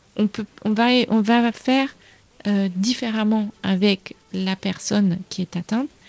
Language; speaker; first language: French; native; French